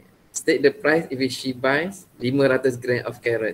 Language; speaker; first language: English; non-native, local second language; Malay